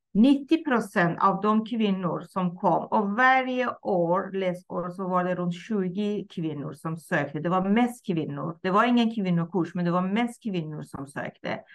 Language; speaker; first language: Swedish; non-native, fluent; Persian